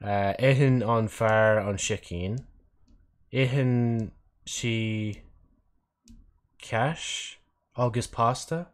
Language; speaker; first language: Irish; non-native, learner; English